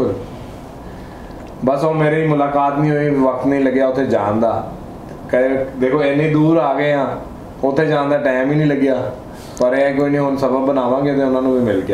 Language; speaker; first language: Hindi; native; Hindi